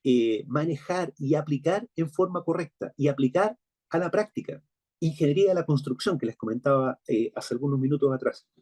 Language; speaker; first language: Spanish; native; Spanish